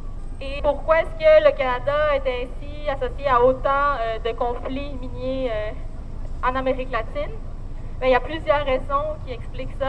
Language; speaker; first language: French; native; French